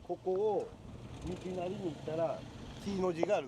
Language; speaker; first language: Japanese; native; Japanese